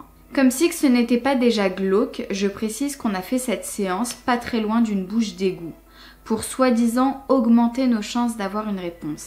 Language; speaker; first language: French; native; French